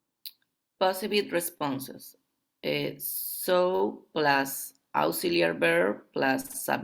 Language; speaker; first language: English; non-native, learner; Spanish